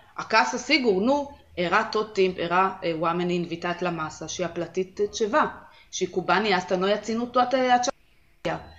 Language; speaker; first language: Romanian; non-native, learner; Hebrew